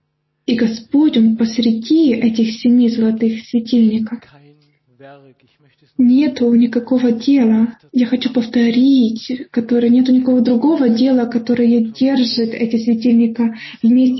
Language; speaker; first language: Russian; non-native, fluent; German